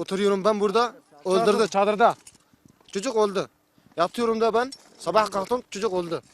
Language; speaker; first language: Turkish; non-native, learner; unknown